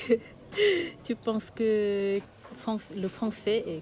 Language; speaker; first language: French; non-native, learner; Korean